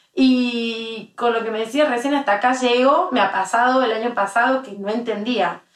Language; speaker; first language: Spanish; native; Spanish